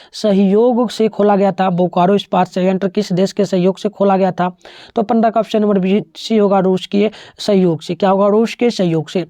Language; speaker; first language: Hindi; native; Hindi